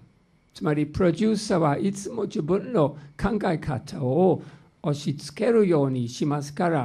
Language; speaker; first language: Japanese; non-native, fluent; English